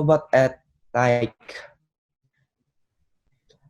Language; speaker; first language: English; non-native, learner; Indonesian